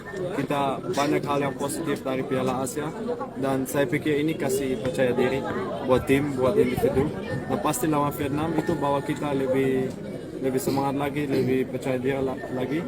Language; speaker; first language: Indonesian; non-native, learner; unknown